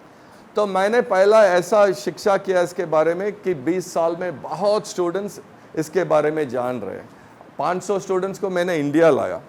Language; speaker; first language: Hindi; non-native, local second language; Tamil